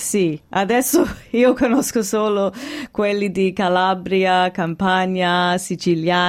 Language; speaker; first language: Italian; early bilingual, heritage; English